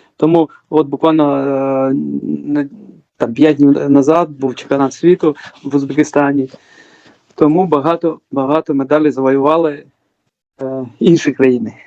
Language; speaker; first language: Ukrainian; early bilingual, other home language; Georgian